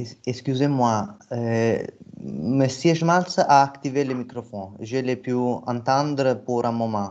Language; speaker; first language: French; non-native, fluent; Italian